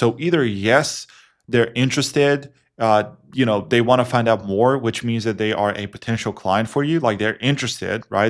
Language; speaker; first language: English; non-native, fluent; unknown